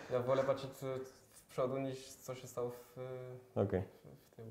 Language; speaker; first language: Polish; early bilingual, heritage; French